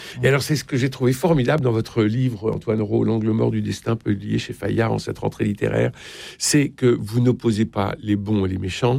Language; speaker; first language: French; native; French